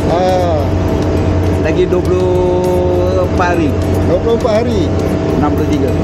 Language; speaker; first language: Malay; native; Malay